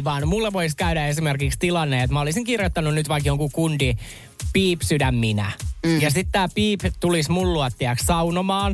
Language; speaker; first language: Finnish; native; Finnish